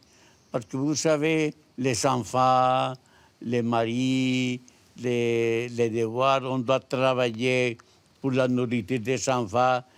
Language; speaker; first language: French; non-native, learner; Spanish